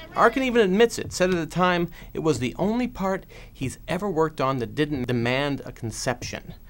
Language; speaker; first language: English; native; English